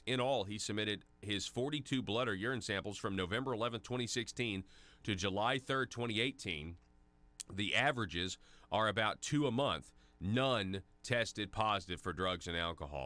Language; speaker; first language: English; native; English